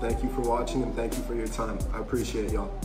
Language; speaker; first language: English; native; English